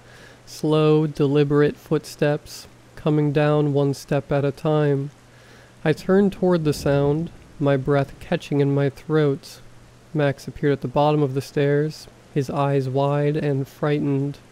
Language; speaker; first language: English; native; English